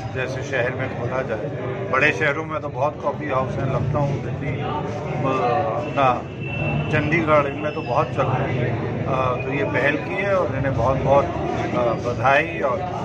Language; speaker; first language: Hindi; native; Hindi